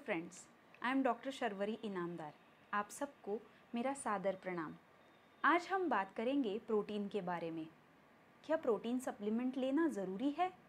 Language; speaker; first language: Hindi; non-native, local second language; Marathi